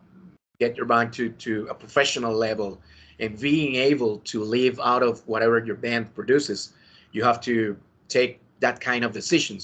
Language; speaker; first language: English; non-native, fluent; Spanish